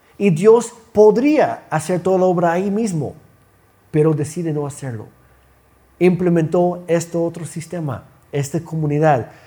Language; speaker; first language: Spanish; non-native, fluent; English